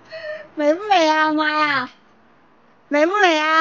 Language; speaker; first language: Chinese; native; Chinese